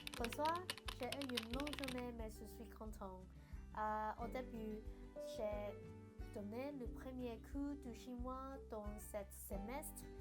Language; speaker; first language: French; non-native, learner; Cantonese